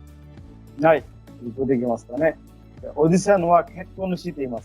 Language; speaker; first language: Japanese; non-native, fluent; Bangla